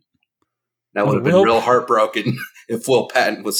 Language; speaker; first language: English; early bilingual, other home language; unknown